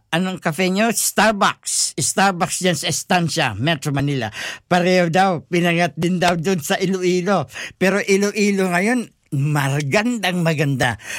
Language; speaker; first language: Filipino; non-native, local second language; Bikol